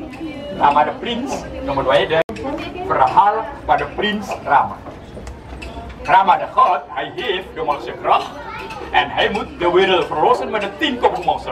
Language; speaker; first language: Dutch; non-native, learner; Indonesian